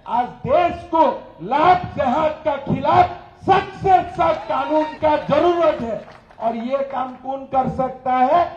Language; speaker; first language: Hindi; non-native, local second language; Assamese